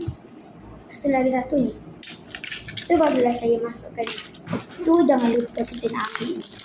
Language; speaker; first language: Malay; native; Malay